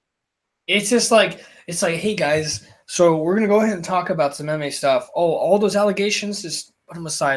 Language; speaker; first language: English; native; English